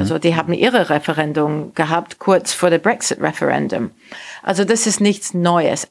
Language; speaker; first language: German; non-native, fluent; English